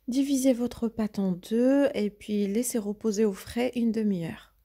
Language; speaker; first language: French; non-native, local second language; Arabic